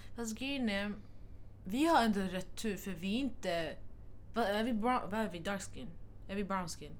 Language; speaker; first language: Swedish; early bilingual, other home language; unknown